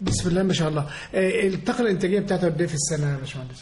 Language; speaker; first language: Arabic; native; Arabic